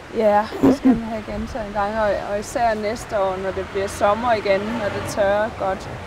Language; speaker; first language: Danish; native; Danish